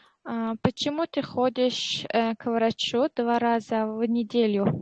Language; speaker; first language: Russian; non-native, learner; Uzbek